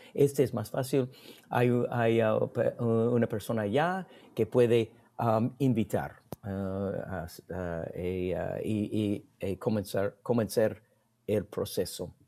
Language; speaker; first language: Spanish; non-native, learner; English